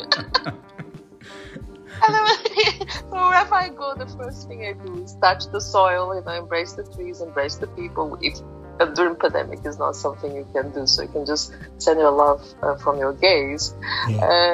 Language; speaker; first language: English; non-native, fluent; Portuguese